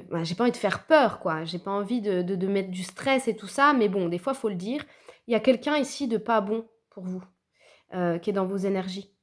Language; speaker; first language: French; native; French